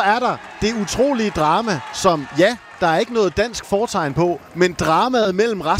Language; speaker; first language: Danish; native; Danish